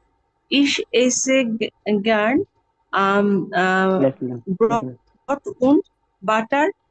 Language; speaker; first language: German; non-native, learner; Bangla